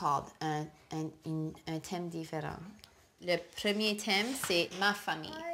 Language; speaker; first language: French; non-native, learner; English